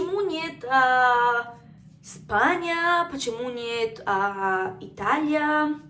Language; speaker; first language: Russian; non-native, learner; Spanish